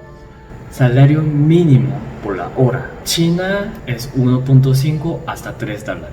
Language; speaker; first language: Spanish; non-native, learner; Korean